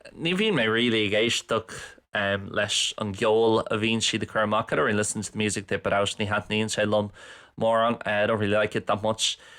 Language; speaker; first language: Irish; non-native, local second language; English